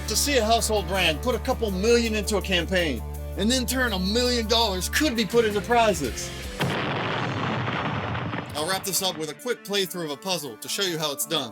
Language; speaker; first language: English; native; English